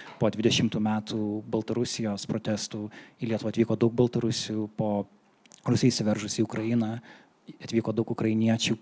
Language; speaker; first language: Lithuanian; native; Lithuanian